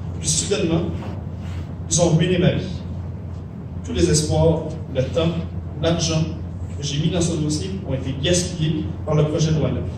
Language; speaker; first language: French; native; French